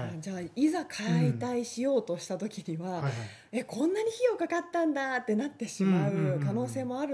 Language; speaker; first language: Japanese; native; Japanese